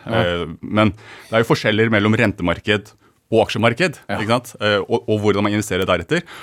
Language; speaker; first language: Norwegian; early bilingual, other home language; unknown